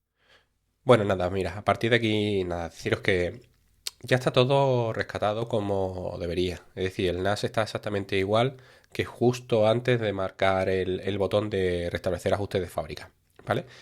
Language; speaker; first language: Spanish; native; Spanish